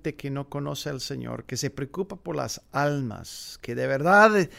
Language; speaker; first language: Spanish; non-native, fluent; English